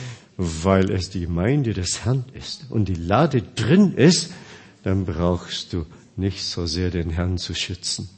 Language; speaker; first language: German; non-native, fluent; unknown